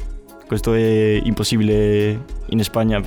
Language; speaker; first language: Italian; non-native, learner; Spanish